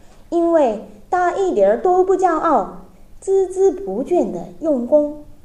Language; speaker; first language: Chinese; non-native, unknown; Japanese